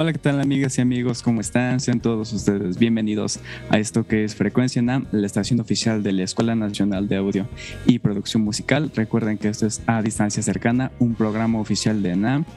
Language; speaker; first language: Spanish; native; Spanish